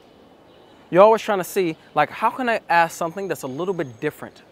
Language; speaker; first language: English; native; English